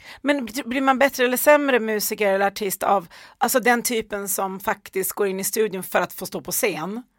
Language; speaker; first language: Swedish; early bilingual, other home language; Persian